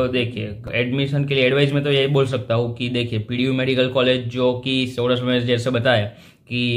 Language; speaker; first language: Hindi; non-native, local second language; Gujarati